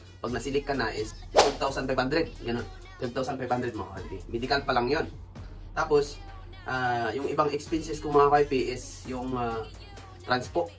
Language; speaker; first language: Filipino; non-native, local second language; Hiligaynon